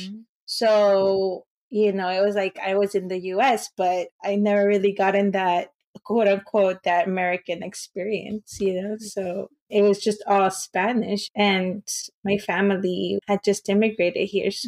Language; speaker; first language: English; early bilingual, other home language; Spanish